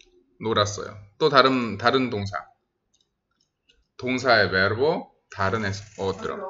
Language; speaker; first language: Korean; non-native, fluent; Spanish